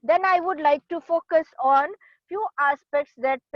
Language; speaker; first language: English; non-native, local second language; Marathi